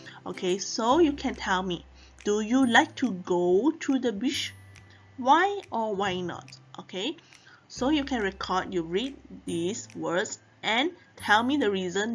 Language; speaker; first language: English; non-native, local second language; Chinese